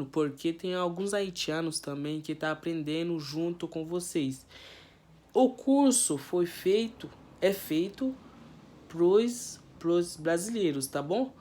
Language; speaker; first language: Portuguese; non-native, fluent; Haitian Creole